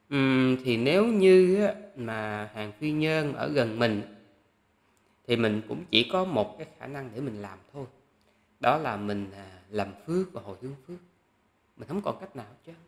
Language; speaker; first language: Vietnamese; native; Vietnamese